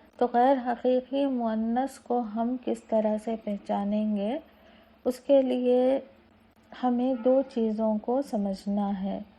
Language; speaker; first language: Urdu; native; Urdu